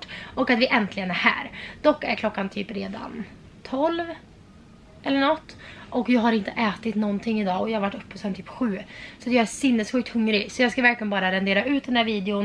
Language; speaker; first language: Swedish; native; Swedish